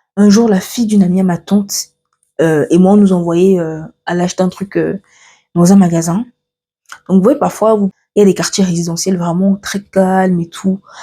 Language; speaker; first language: French; early bilingual, other home language; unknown